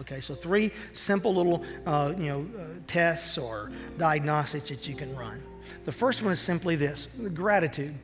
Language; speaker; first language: English; native; English